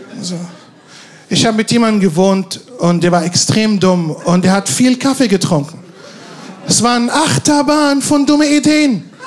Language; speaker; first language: German; non-native, fluent; Arabic